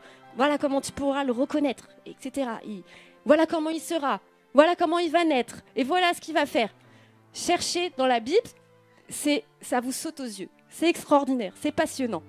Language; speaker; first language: French; native; French